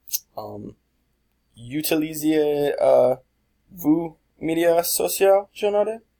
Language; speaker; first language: French; non-native, learner; English